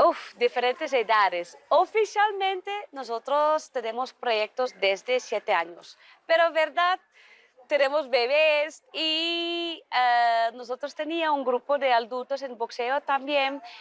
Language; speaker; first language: Spanish; non-native, learner; Dutch